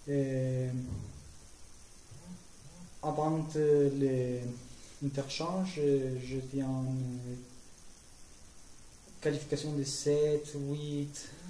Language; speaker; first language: French; non-native, learner; Spanish